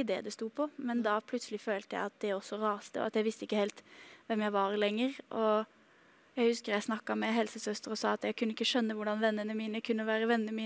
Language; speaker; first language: Norwegian; native; Norwegian